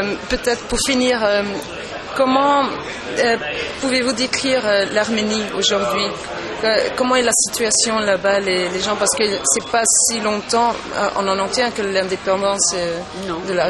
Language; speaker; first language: French; non-native, local second language; Dutch